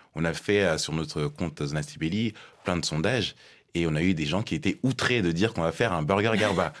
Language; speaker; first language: French; early bilingual, other home language; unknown